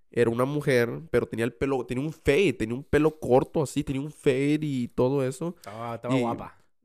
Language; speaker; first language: Spanish; early bilingual, heritage; Spanish